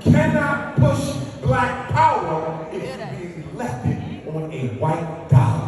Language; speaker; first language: English; native; English